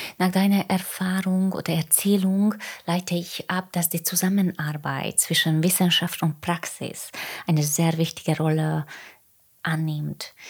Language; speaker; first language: German; non-native, fluent; Hungarian